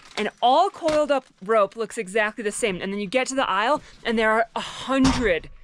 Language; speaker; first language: English; native; English